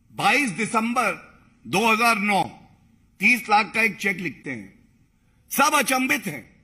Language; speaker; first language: Hindi; native; Hindi